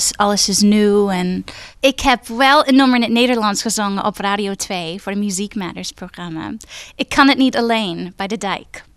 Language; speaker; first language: Dutch; non-native, fluent; English